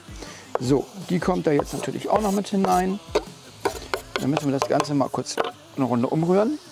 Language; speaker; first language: German; native; German